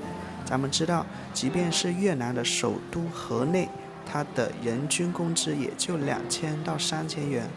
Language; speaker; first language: Chinese; native; Chinese